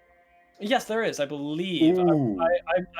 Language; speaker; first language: English; native; English